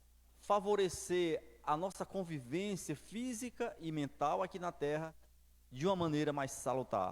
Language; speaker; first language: Portuguese; native; Portuguese